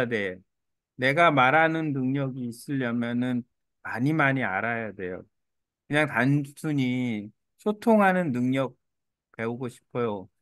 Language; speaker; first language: Korean; native; Korean